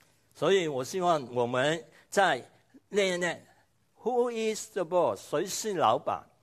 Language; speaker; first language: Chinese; non-native, local second language; Cantonese